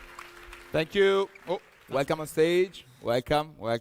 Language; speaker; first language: English; non-native, fluent; Italian